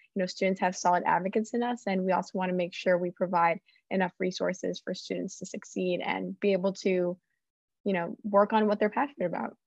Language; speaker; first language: English; native; English